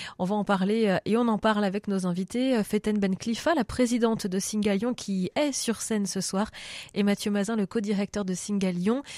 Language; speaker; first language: French; native; French